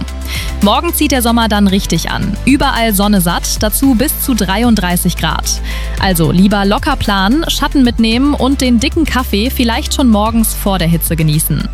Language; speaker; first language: German; native; German